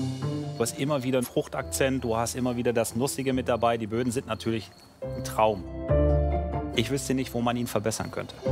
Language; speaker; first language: German; native; German